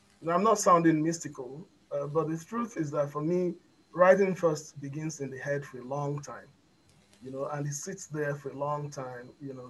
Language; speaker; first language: English; non-native, local second language; Igbo